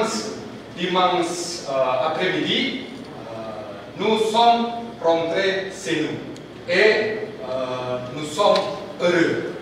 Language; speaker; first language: French; non-native, learner; Indonesian